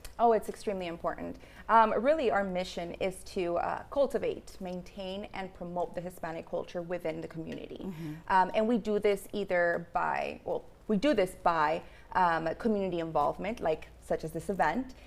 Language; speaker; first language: English; early bilingual, other home language; Spanish